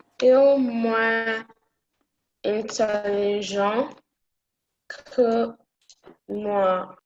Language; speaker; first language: French; non-native, learner; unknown